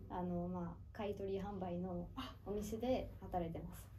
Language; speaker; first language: Japanese; non-native, fluent; French